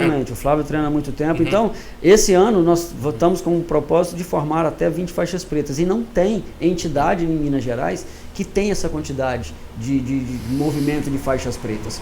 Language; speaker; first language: Portuguese; native; Portuguese